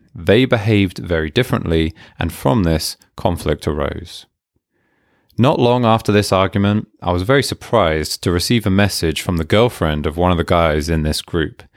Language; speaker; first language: English; native; English